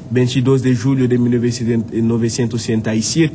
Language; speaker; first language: Portuguese; non-native, fluent; Haitian Creole